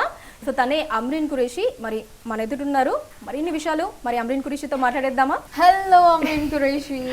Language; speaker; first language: Telugu; native; Telugu